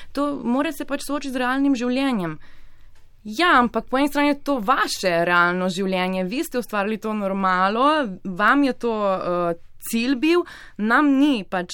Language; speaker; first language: Slovenian; native; Slovenian